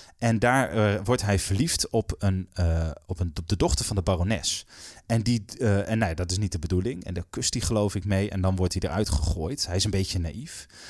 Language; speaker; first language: Dutch; native; Dutch